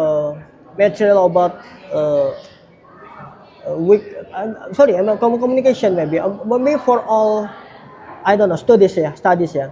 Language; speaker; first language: English; non-native, learner; Indonesian